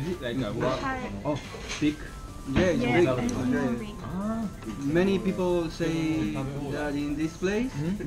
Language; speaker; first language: English; non-native, learner; Spanish